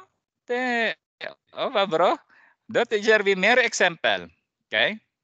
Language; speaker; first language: Swedish; non-native, fluent; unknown